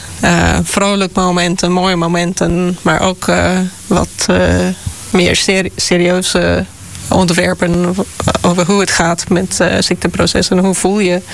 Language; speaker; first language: Dutch; non-native, fluent; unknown